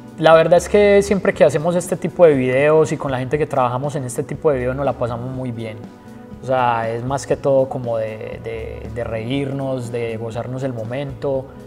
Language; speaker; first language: Spanish; native; Spanish